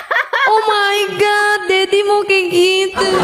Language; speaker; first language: Indonesian; native; Indonesian